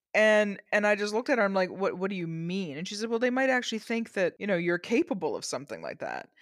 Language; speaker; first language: English; native; English